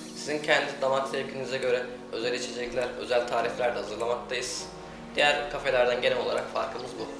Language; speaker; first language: Turkish; native; Turkish